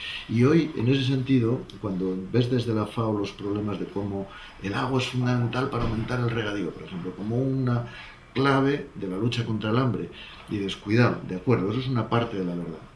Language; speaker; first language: Spanish; native; Spanish